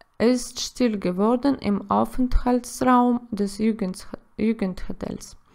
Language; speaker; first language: German; non-native, learner; Russian